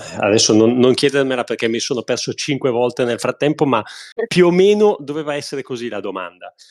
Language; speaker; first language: Italian; native; Italian